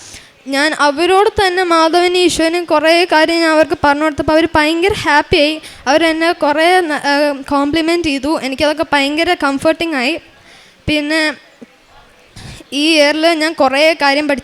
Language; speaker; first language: Malayalam; early bilingual, heritage; Malayalam